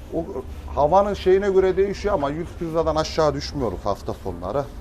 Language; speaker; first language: Turkish; native; Turkish